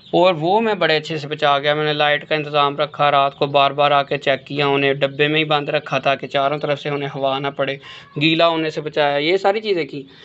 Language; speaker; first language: Urdu; native; Urdu